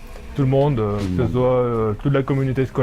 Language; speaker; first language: French; native; French